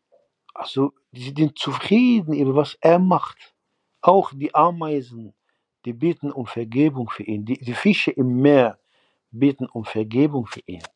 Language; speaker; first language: German; non-native, fluent; Arabic